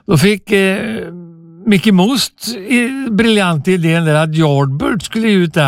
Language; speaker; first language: Swedish; native; Swedish